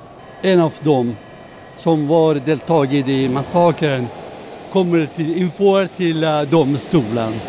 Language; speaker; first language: Swedish; non-native, learner; Persian